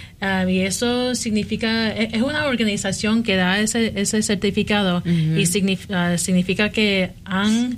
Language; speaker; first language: Spanish; early bilingual, heritage; Spanish